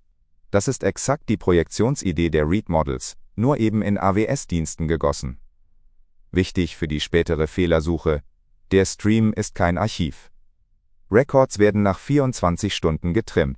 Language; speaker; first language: German; native; German